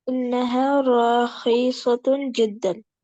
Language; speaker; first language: Arabic; non-native, learner; Urdu